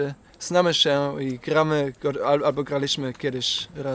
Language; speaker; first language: Polish; non-native, fluent; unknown